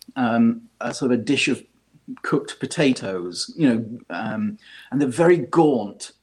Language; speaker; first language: English; native; English